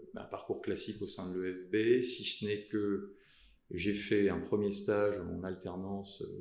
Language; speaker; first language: French; native; French